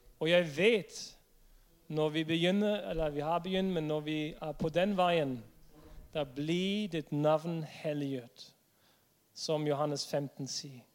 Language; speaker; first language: Norwegian; non-native, fluent; English